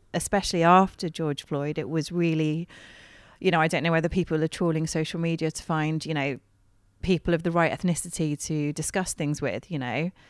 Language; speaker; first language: English; native; English